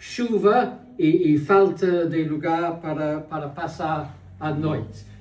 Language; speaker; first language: Portuguese; non-native, learner; English